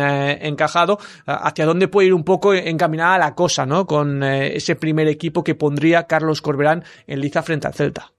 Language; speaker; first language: Spanish; native; Spanish